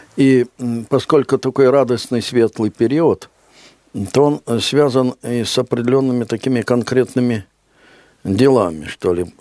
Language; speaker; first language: Russian; native; Russian